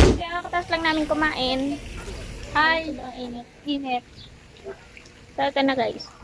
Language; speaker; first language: Filipino; native; Filipino